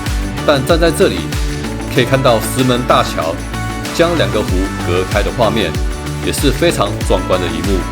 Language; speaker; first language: Chinese; native; Chinese